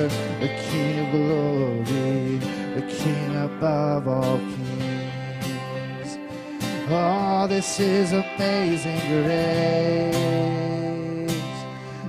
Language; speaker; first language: English; native; English